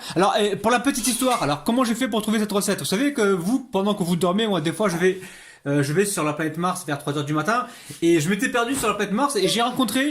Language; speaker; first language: French; native; French